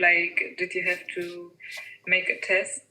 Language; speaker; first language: English; non-native, fluent; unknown